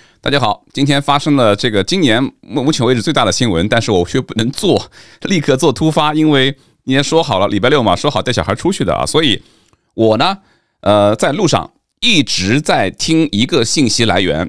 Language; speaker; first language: Chinese; native; Chinese